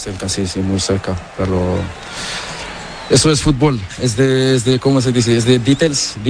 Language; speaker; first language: Spanish; non-native, learner; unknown